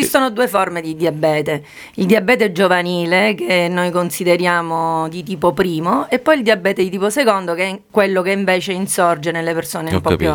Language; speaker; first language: Italian; native; Italian